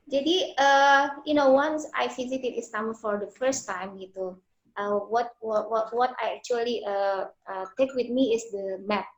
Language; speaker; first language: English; non-native, learner; Indonesian